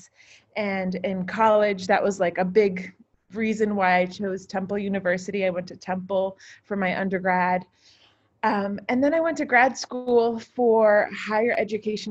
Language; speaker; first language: English; native; English